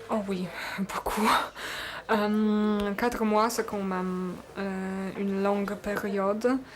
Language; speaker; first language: French; non-native, learner; Polish